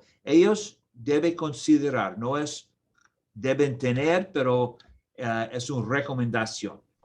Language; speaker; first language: Spanish; non-native, learner; English